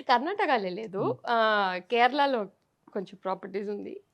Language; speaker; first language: Telugu; non-native, learner; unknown